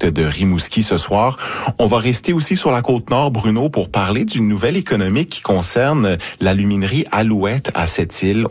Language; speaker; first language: French; native; French